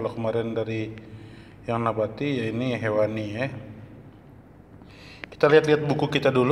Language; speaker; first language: Indonesian; native; Indonesian